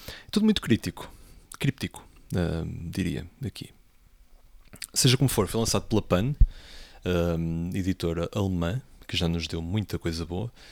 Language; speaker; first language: Portuguese; native; Portuguese